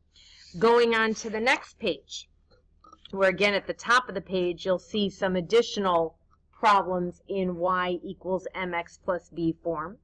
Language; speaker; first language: English; native; English